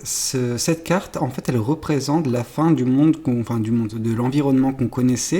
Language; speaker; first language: French; native; French